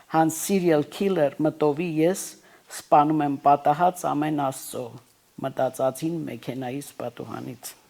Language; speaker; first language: Armenian; native; Armenian